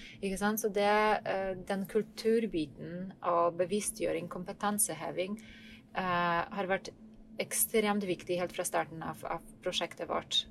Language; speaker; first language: Norwegian; non-native, fluent; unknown